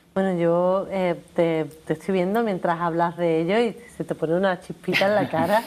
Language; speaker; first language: Spanish; native; Spanish